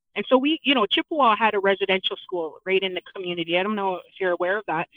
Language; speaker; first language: English; native; English